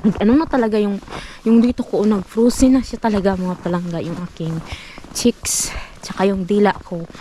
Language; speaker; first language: Filipino; non-native, local second language; Hiligaynon